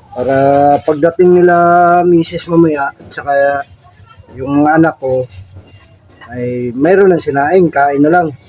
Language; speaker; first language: Filipino; non-native, local second language; Cebuano